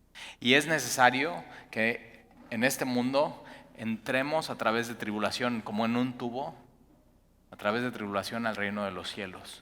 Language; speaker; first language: Spanish; native; Spanish